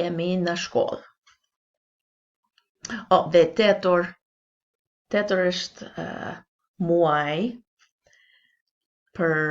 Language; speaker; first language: Albanian; non-native, learner; English